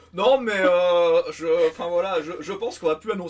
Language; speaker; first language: French; native; French